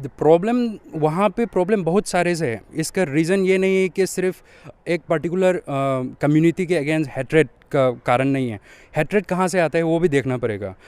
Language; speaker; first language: Hindi; non-native, local second language; Manipuri